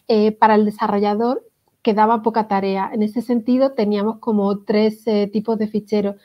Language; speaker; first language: Spanish; native; Spanish